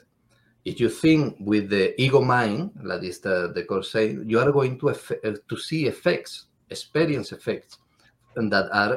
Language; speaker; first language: English; non-native, fluent; Spanish